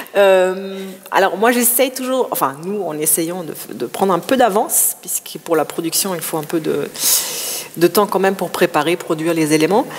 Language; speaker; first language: French; non-native, fluent; German